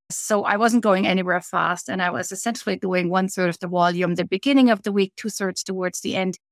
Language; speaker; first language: English; non-native, fluent; German